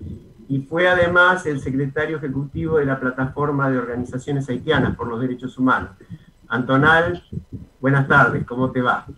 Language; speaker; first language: Spanish; native; Spanish